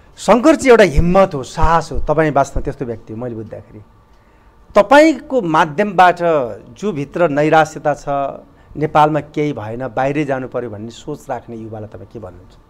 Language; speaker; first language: Nepali; native; Nepali